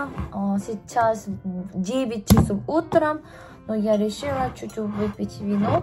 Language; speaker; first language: Russian; non-native, learner; Korean